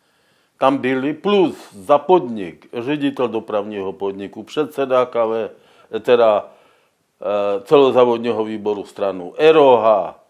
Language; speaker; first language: Czech; non-native, local second language; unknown